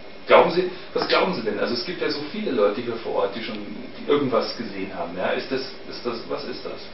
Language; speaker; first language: German; native; German